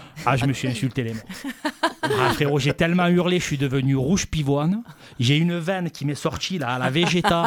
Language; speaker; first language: French; native; French